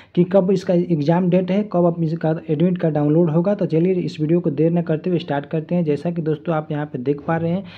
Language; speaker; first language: Hindi; native; Hindi